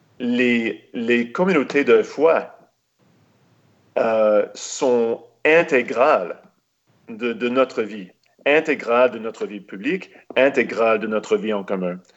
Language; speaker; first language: French; non-native, local second language; English